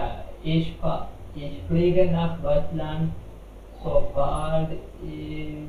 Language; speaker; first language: German; non-native, learner; Hindi